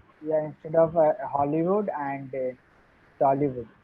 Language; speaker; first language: English; non-native, learner; Hindi